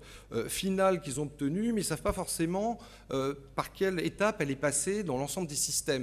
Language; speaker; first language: French; native; French